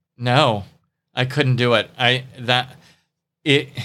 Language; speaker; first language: English; native; English